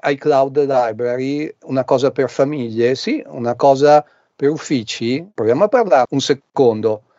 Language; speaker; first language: Italian; native; Italian